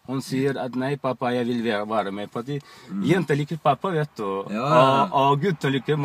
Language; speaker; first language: Norwegian; non-native, learner; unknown